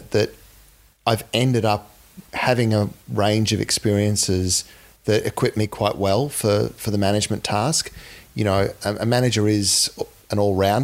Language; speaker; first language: English; native; English